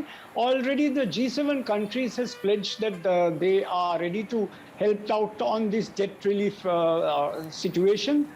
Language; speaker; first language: English; non-native, local second language; Sinhala